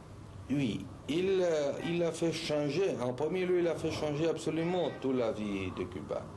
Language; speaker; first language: French; non-native, fluent; Spanish